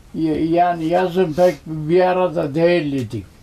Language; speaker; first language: Turkish; native; Turkish